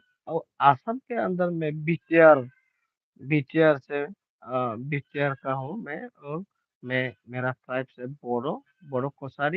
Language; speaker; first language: Hindi; non-native, local second language; Bodo